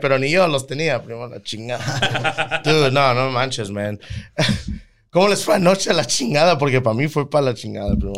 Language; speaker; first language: Spanish; early bilingual, heritage; Spanish